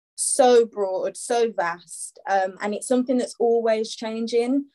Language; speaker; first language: English; native; English